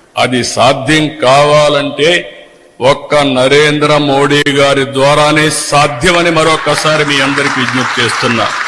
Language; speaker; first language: Telugu; native; Telugu